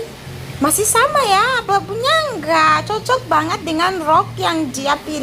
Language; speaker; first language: Indonesian; non-native, learner; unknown